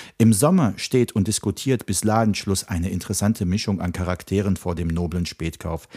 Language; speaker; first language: German; early bilingual, other home language; Czech